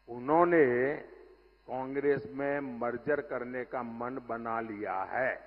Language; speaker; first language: Hindi; non-native, local second language; Gujarati